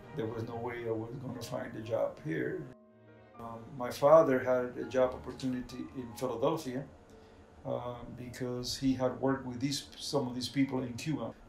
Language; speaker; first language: English; non-native, fluent; Spanish